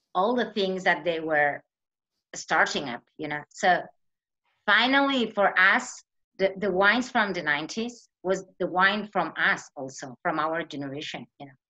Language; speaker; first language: English; non-native, fluent; Spanish